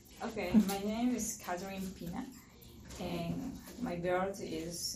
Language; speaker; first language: English; non-native, learner; Spanish